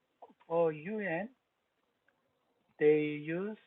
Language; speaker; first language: English; non-native, learner; Korean